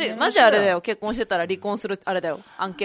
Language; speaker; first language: Japanese; native; Japanese